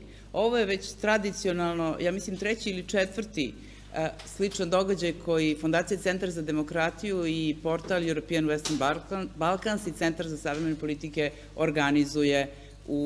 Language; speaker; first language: Serbian; native; Serbian